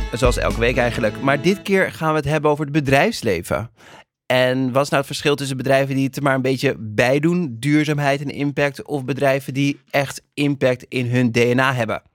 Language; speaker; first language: Dutch; native; Dutch